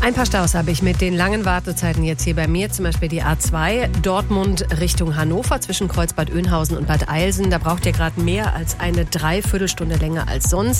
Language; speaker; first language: German; native; German